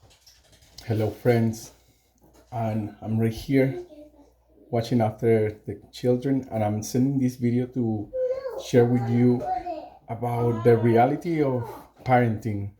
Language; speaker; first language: English; non-native, fluent; Spanish